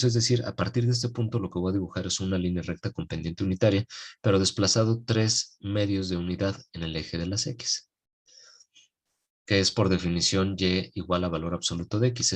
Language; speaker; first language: Spanish; native; Spanish